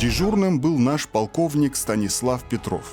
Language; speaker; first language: Russian; native; Russian